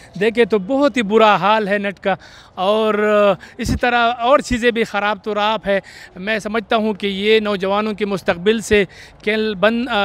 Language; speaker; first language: Urdu; non-native, local second language; Pashto